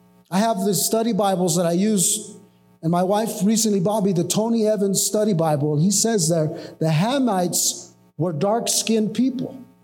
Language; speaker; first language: English; early bilingual, other home language; Spanish